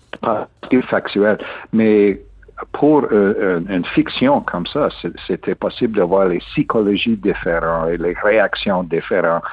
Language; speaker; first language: French; non-native, learner; English